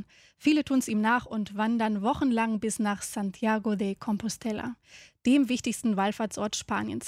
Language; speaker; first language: German; native; German